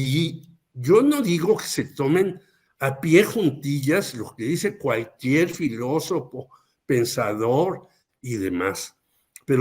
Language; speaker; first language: Spanish; native; Spanish